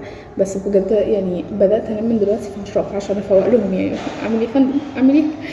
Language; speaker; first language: Arabic; native; Arabic